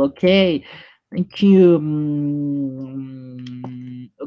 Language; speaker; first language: English; non-native, learner; Spanish